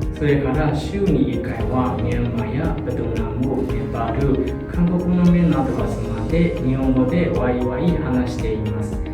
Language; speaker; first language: Japanese; non-native, fluent; Burmese